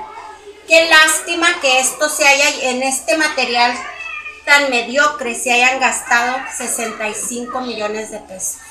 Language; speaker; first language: Spanish; native; Spanish